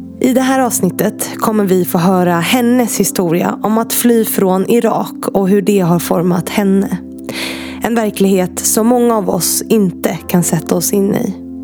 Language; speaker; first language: Swedish; native; Swedish